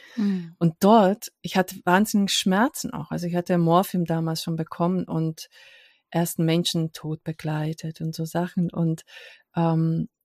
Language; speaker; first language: German; non-native, fluent; Hungarian